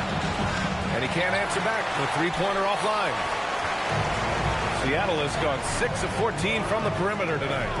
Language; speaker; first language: English; native; English